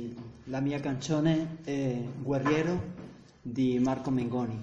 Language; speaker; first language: Italian; non-native, learner; Spanish